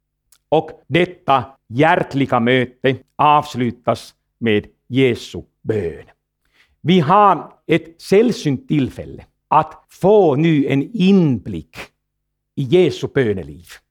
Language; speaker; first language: Swedish; non-native, fluent; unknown